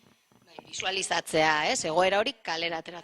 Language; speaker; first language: Basque; native; Basque